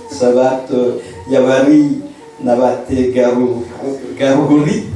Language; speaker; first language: Kinyarwanda; non-native, learner; Malagasy